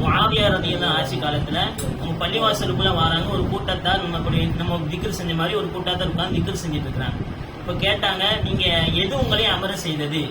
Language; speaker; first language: Tamil; native; Tamil